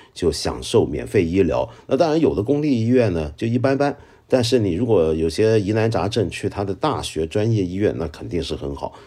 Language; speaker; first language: Chinese; non-native, local second language; Cantonese